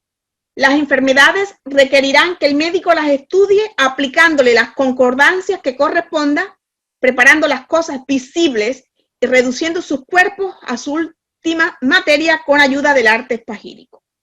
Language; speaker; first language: Spanish; native; Spanish